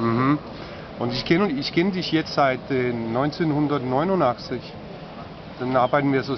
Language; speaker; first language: German; non-native, fluent; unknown